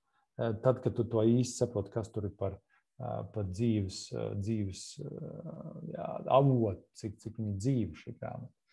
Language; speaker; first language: Latvian; native; Latvian